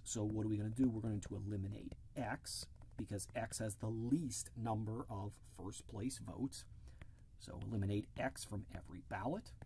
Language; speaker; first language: English; native; English